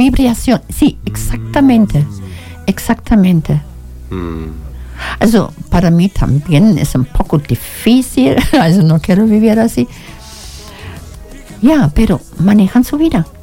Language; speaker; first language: Spanish; non-native, learner; German